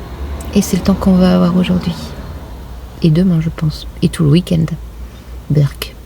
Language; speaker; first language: French; native; French